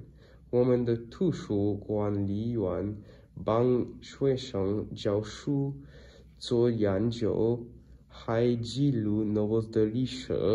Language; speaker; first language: Chinese; non-native, learner; English